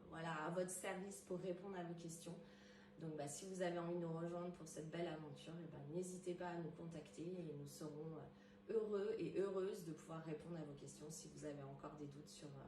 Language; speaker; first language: French; native; French